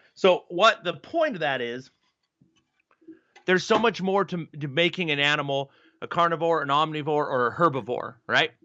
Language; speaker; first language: English; native; English